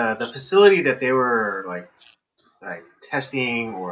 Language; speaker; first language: English; native; English